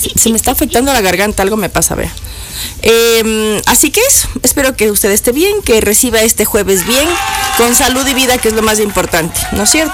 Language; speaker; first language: Spanish; native; Spanish